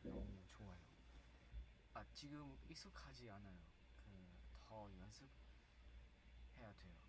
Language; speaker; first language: Korean; non-native, learner; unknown